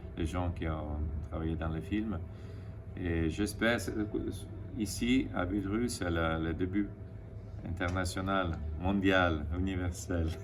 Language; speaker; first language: French; non-native, fluent; Italian